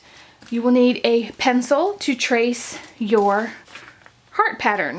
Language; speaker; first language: English; native; English